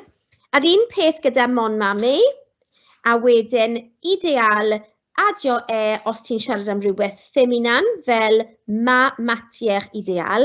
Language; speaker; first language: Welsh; non-native, local second language; English